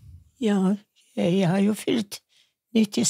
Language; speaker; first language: Norwegian; non-native, fluent; Yiddish